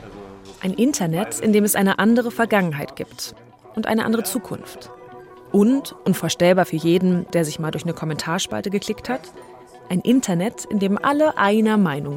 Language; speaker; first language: German; native; German